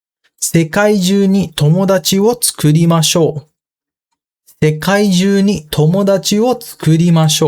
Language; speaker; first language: Japanese; non-native, fluent; Sinhala